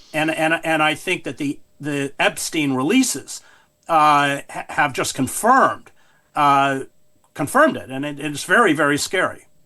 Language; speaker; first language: English; native; English